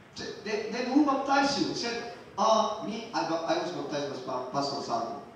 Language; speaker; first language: English; non-native, local second language; Filipino